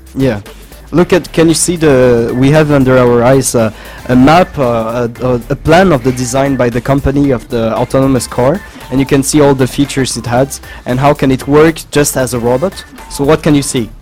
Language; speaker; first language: English; non-native, fluent; French